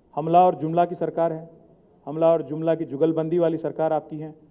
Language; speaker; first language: Hindi; non-native, local second language; Telugu